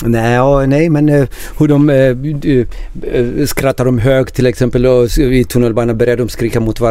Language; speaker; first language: Swedish; non-native, learner; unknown